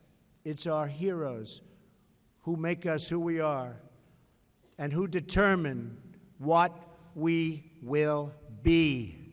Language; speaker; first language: English; native; English